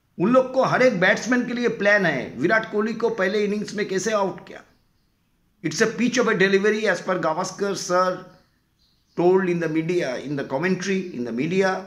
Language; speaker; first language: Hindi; non-native, local second language; Bangla